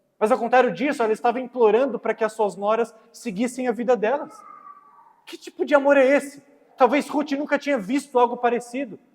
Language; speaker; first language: Portuguese; native; Portuguese